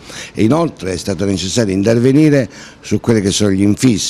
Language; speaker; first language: Italian; native; Italian